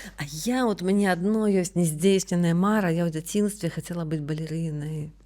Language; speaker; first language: Belarusian; non-native, local second language; Russian